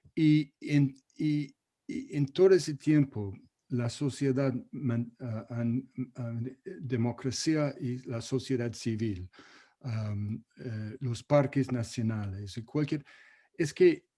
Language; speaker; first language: Spanish; non-native, fluent; English